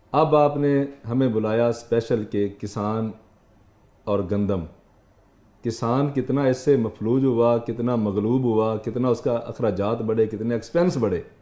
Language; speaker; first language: Urdu; non-native, local second language; Punjabi